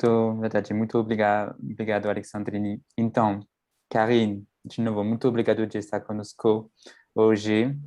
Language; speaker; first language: Portuguese; non-native, fluent; French